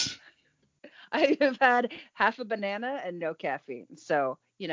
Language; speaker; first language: English; native; English